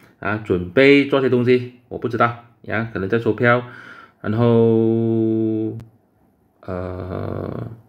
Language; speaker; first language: Chinese; native; Chinese